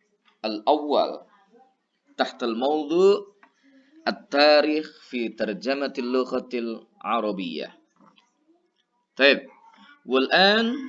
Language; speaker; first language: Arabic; non-native, fluent; Indonesian